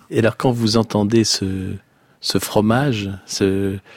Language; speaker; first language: French; native; French